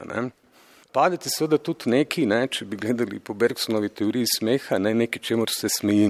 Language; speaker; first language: Slovenian; native; Slovenian